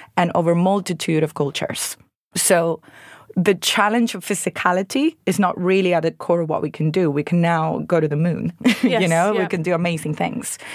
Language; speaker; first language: English; non-native, fluent; Spanish